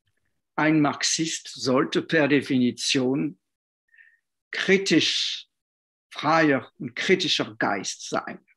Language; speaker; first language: German; non-native, fluent; French